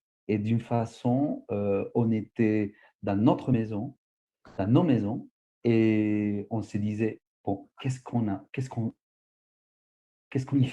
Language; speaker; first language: French; non-native, fluent; Spanish